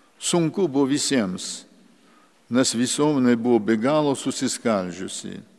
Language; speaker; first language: Lithuanian; early bilingual, heritage; Lithuanian